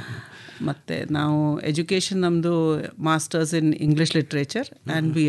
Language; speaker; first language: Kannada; non-native, local second language; Malayalam